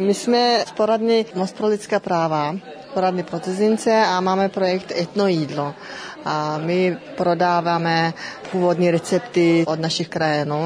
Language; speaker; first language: Czech; non-native, fluent; Mongolian